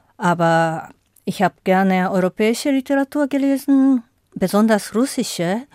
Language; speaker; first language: German; non-native, fluent; Japanese